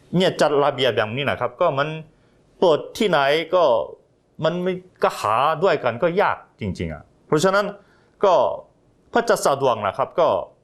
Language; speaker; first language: Thai; non-native, fluent; Korean